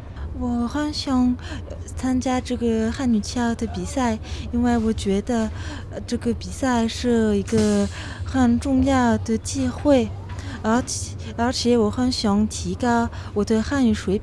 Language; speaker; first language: Chinese; non-native, learner; French